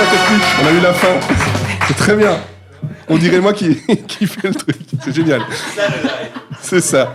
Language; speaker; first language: French; native; French